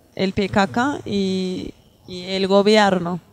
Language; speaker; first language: Spanish; non-native, fluent; Turkish